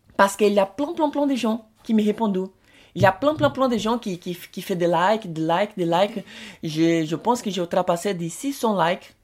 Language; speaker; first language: French; non-native, learner; Portuguese